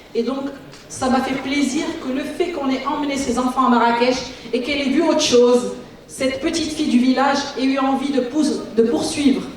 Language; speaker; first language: French; non-native, local second language; Arabic